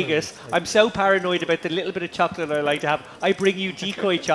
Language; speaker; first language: English; native; English